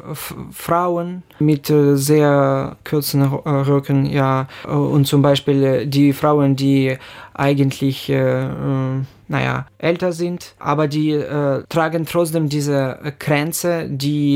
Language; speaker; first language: German; non-native, fluent; Ukrainian